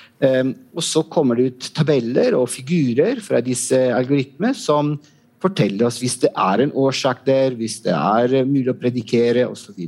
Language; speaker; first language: Norwegian; non-native, fluent; Italian